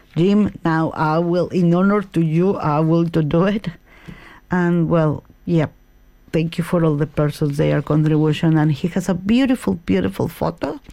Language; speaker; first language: English; non-native, learner; Spanish